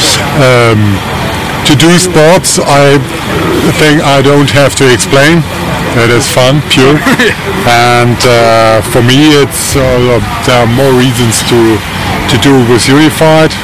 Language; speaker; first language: English; non-native, fluent; German